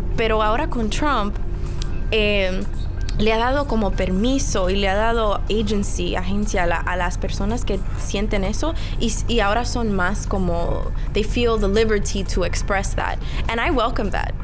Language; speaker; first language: Spanish; early bilingual, heritage; Spanish